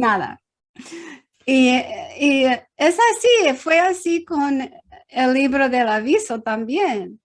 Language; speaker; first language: Spanish; non-native, learner; English